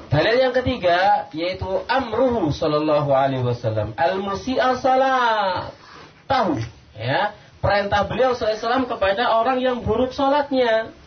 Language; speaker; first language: Indonesian; non-native, local second language; Javanese